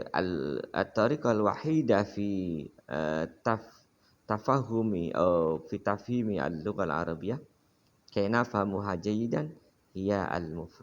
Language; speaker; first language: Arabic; non-native, fluent; Indonesian